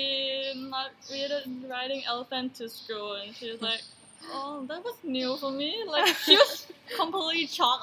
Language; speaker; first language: English; non-native, learner; Thai